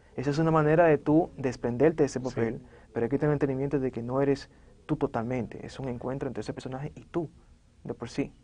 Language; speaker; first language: Spanish; native; Spanish